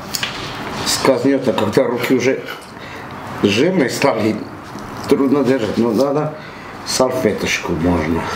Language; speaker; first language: Russian; non-native, fluent; Armenian